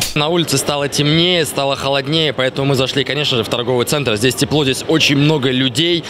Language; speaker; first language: Russian; native; Russian